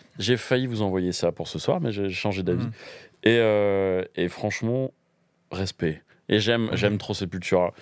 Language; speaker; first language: French; native; French